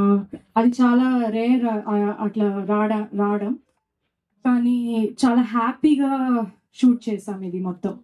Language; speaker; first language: Telugu; non-native, fluent; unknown